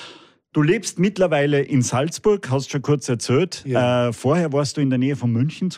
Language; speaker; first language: German; native; German